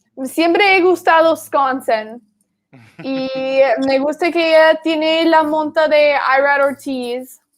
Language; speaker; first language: Spanish; non-native, fluent; English